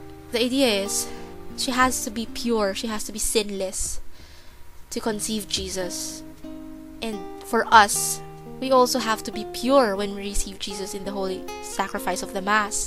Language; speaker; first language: English; non-native, local second language; Filipino